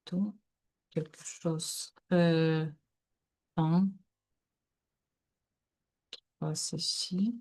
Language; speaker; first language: French; non-native, learner; Russian